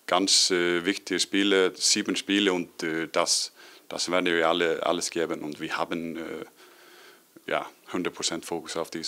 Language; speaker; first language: German; non-native, learner; Icelandic